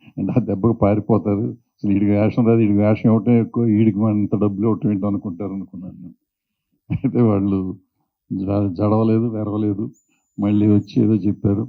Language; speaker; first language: Telugu; native; Telugu